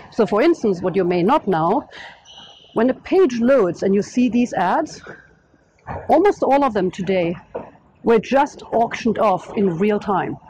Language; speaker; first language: English; non-native, fluent; German